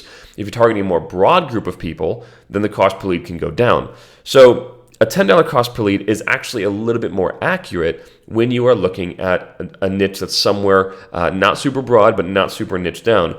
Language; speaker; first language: English; native; English